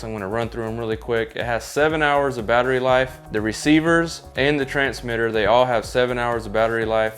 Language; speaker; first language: English; native; English